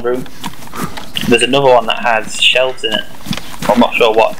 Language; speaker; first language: English; native; English